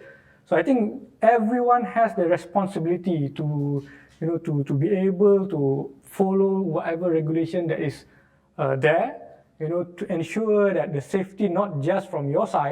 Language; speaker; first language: English; non-native, local second language; Malay